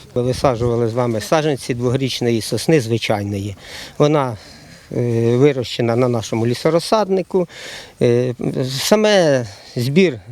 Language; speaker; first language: Ukrainian; native; Ukrainian